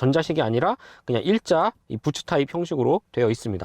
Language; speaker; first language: Korean; native; Korean